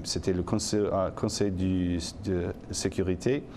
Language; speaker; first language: French; non-native, fluent; English